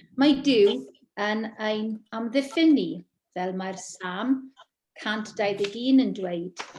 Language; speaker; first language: Welsh; non-native, local second language; English